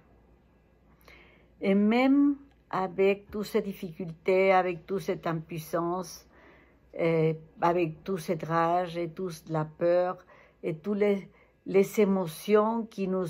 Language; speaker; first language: French; non-native, fluent; Spanish